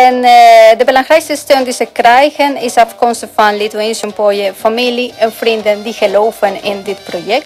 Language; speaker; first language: Dutch; non-native, fluent; Spanish